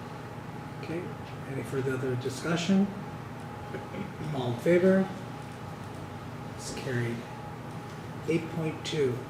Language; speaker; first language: English; native; English